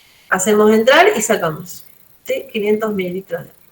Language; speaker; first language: Spanish; native; Spanish